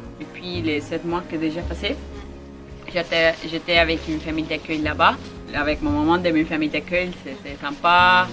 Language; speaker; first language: French; non-native, learner; Spanish